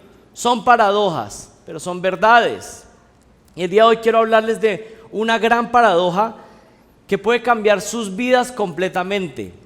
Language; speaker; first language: Spanish; native; Spanish